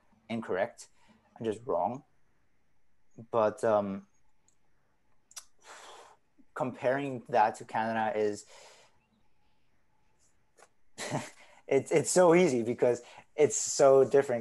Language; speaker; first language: English; non-native, fluent; Spanish